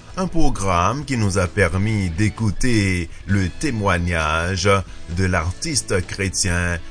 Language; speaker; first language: French; native; French